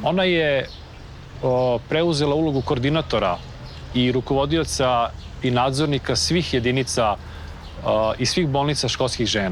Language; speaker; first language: Bosnian; native; Bosnian